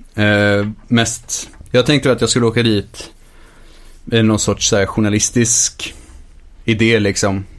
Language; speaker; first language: Swedish; native; Swedish